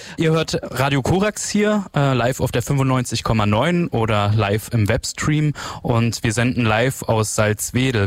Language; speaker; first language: German; native; German